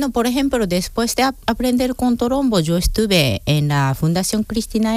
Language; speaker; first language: Spanish; non-native, fluent; Japanese